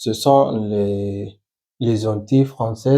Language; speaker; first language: French; non-native, learner; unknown